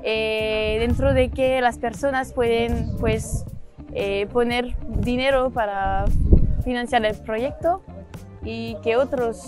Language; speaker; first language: Spanish; non-native, learner; French